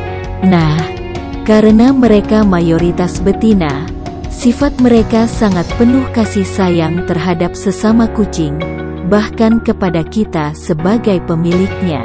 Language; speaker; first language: Indonesian; native; Indonesian